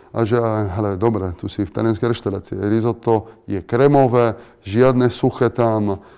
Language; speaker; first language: Slovak; non-native, fluent; Italian